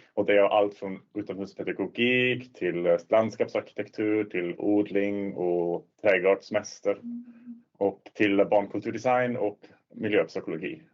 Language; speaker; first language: Swedish; non-native, fluent; Swiss German